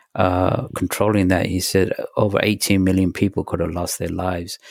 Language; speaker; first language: English; native; English